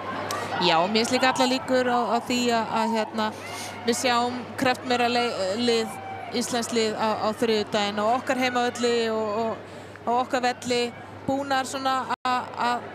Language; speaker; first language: Icelandic; native; Icelandic